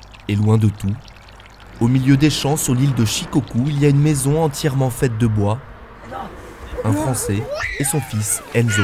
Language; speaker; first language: French; native; French